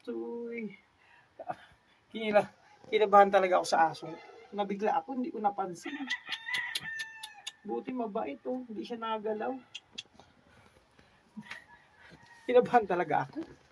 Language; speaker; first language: Filipino; non-native, local second language; Cebuano